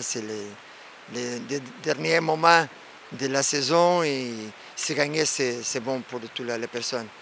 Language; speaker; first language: French; non-native, learner; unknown